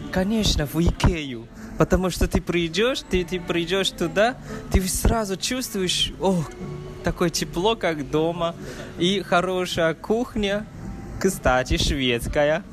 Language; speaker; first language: Russian; non-native, fluent; Chinese